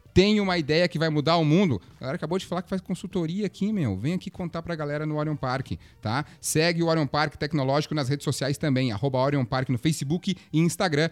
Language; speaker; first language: Portuguese; native; Portuguese